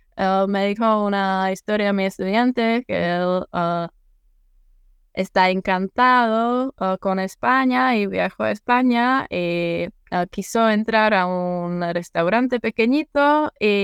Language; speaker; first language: Spanish; non-native, fluent; Czech